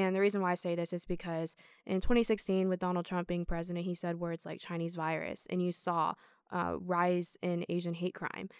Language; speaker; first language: English; native; English